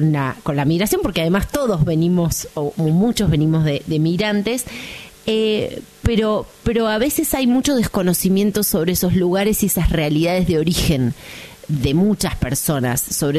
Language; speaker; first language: Spanish; native; Spanish